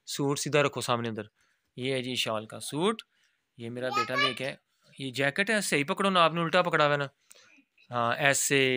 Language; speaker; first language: Urdu; non-native, local second language; Punjabi